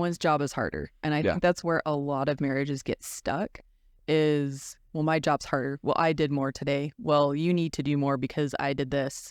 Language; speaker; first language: English; native; English